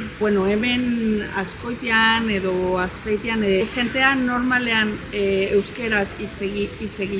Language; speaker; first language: Basque; non-native, learner; Spanish